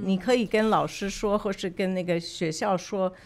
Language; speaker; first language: Chinese; early bilingual, other home language; English